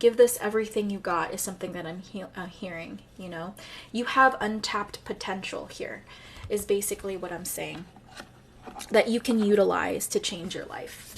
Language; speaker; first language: English; native; English